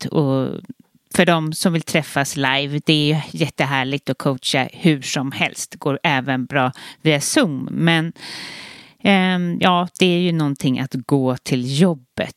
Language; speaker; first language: Swedish; native; Swedish